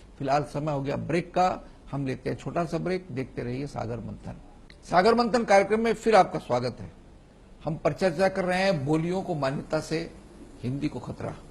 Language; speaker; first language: Hindi; native; Hindi